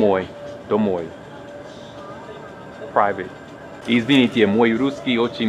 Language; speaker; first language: Russian; non-native, learner; English